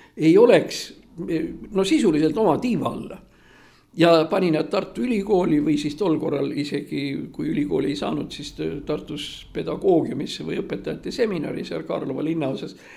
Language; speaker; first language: Estonian; non-native, local second language; Russian